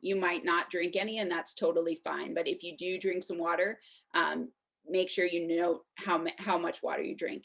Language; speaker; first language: English; native; English